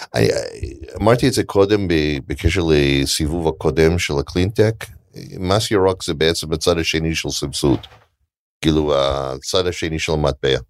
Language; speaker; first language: Hebrew; non-native, fluent; English